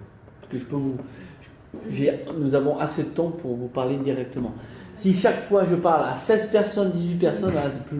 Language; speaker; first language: French; non-native, fluent; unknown